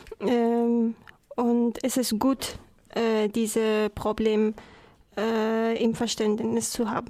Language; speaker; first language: German; non-native, learner; Persian